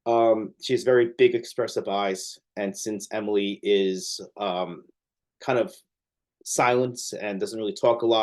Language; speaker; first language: English; native; English